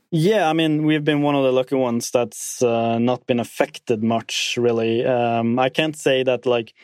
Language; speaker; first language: English; non-native, fluent; Norwegian